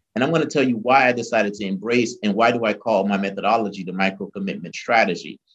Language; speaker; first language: English; early bilingual, other home language; Haitian Creole